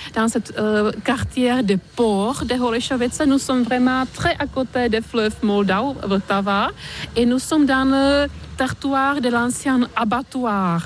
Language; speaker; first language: French; non-native, fluent; Czech